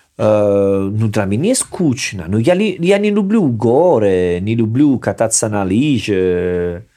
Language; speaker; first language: Russian; non-native, learner; Italian